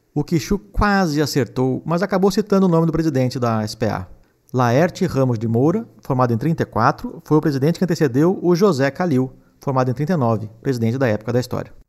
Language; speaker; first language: Portuguese; native; Portuguese